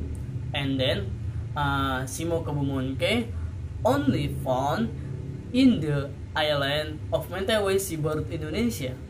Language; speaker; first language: English; non-native, learner; Indonesian